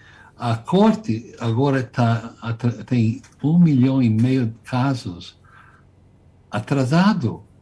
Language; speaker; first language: Portuguese; non-native, fluent; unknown